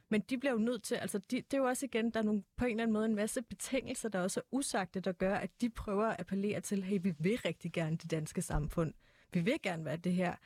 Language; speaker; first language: Danish; native; Danish